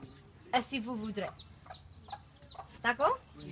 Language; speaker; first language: French; non-native, learner; English